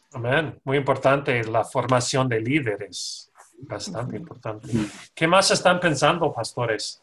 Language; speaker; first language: Spanish; non-native, fluent; English